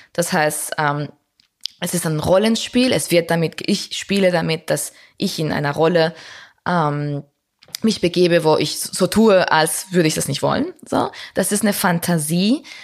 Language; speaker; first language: German; non-native, fluent; Spanish